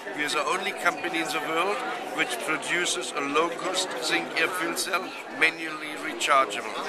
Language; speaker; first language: English; non-native, fluent; German